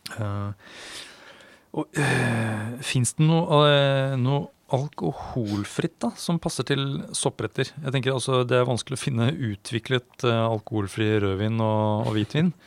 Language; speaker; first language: Norwegian; non-native, fluent; Swedish